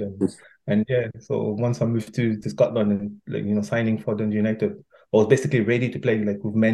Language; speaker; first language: English; non-native, fluent; French